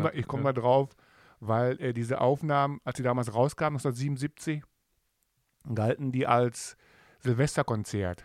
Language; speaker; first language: German; native; German